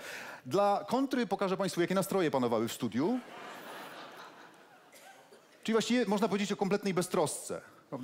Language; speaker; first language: Polish; native; Polish